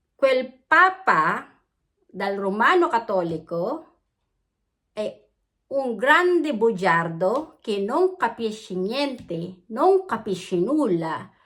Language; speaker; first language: Italian; non-native, learner; Filipino